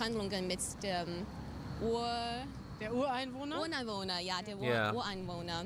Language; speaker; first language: German; non-native, fluent; English